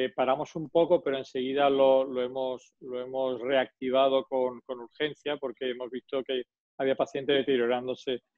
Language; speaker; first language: Spanish; native; Spanish